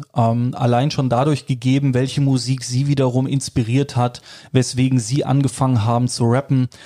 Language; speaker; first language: German; native; German